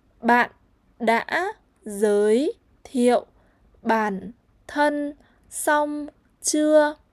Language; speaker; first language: Vietnamese; native; Vietnamese